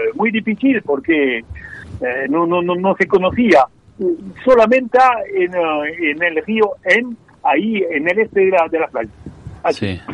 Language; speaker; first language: Spanish; non-native, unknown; French